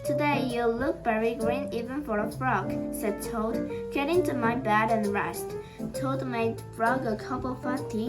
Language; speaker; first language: English; non-native, learner; Korean